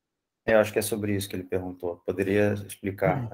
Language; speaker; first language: Portuguese; native; Portuguese